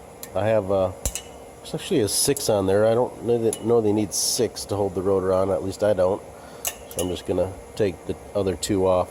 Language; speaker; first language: English; native; English